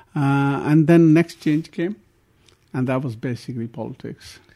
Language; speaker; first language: English; early bilingual, other home language; Punjabi